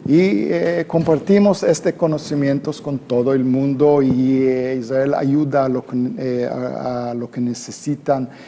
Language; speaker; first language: Spanish; non-native, fluent; Hebrew